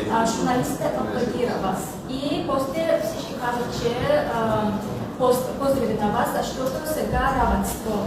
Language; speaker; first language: Bulgarian; non-native, learner; Azerbaijani